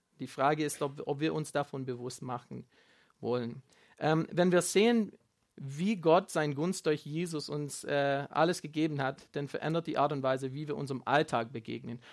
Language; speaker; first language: German; non-native, fluent; Afrikaans